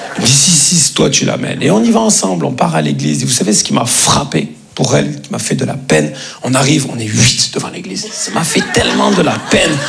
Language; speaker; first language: French; native; French